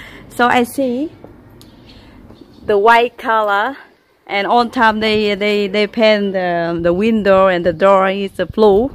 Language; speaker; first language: English; non-native, learner; Vietnamese